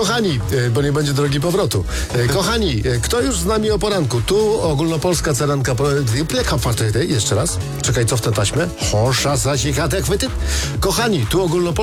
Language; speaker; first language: Polish; native; Polish